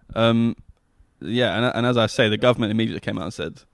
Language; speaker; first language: English; native; English